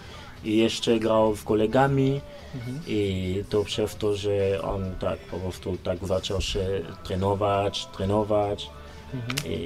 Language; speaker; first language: Polish; non-native, learner; Lingala